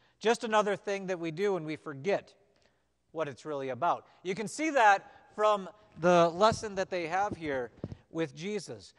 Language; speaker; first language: English; native; English